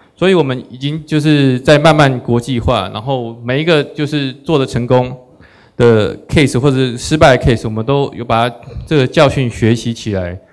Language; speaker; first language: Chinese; native; Chinese